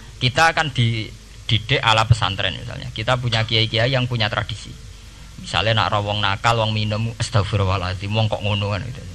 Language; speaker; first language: Indonesian; non-native, local second language; Javanese